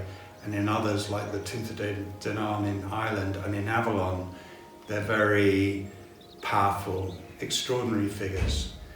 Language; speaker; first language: English; native; English